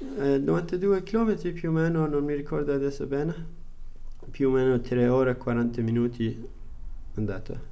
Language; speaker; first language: Italian; non-native, learner; Persian